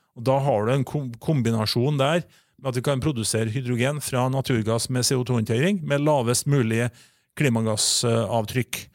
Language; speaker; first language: Norwegian; native; Norwegian